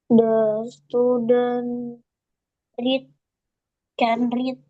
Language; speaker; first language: English; non-native, learner; Indonesian